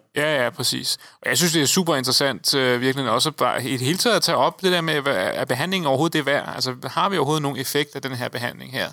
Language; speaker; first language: Danish; native; Danish